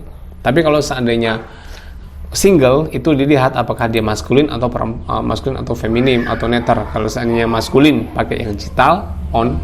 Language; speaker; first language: Indonesian; non-native, local second language; Javanese